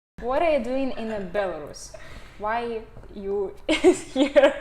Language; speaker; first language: English; non-native, learner; Russian